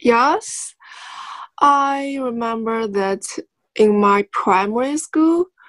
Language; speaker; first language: English; non-native, learner; Chinese